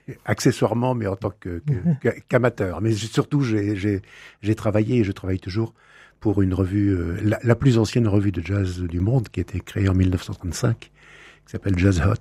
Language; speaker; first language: French; native; French